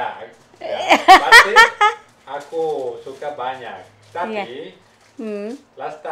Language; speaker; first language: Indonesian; non-native, learner; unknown